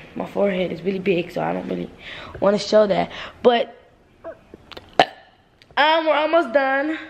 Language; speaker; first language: English; native; English